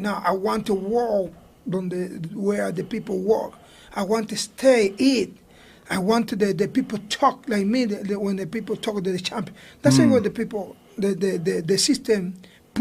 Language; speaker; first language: English; non-native, learner; Spanish